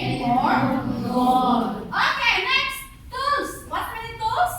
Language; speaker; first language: English; non-native, learner; Indonesian